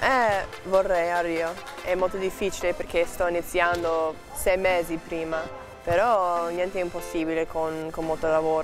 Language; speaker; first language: Italian; non-native, learner; English